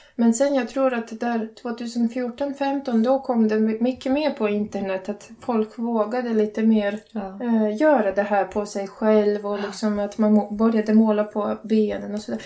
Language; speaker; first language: Swedish; non-native, learner; Latvian